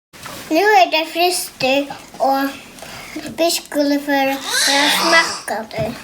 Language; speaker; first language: Norwegian; non-native, learner; Faroese